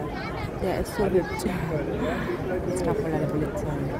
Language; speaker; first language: German; non-native, learner; Thai